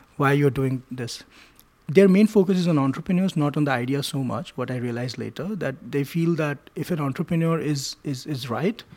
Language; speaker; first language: English; non-native, local second language; Hindi